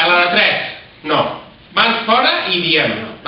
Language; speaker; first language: Catalan; non-native, learner; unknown